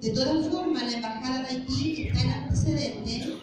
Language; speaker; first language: Spanish; native; Spanish